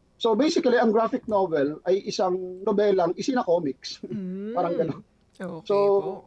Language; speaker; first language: Filipino; native; Filipino